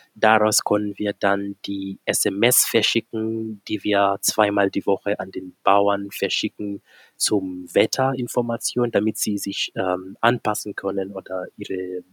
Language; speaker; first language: German; non-native, fluent; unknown